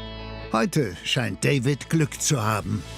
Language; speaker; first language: German; native; German